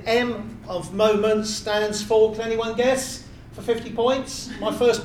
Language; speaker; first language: English; native; English